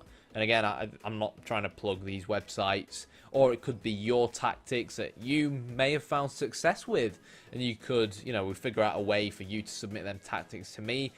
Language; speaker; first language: English; native; English